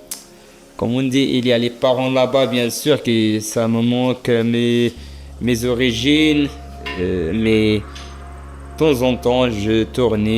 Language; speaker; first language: French; non-native, learner; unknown